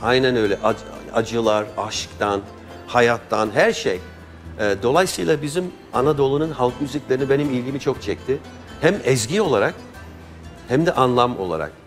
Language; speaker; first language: Turkish; non-native, fluent; English